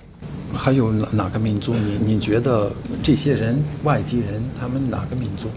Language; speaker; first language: Chinese; non-native, fluent; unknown